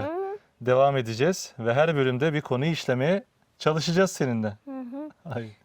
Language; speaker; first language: Turkish; native; Turkish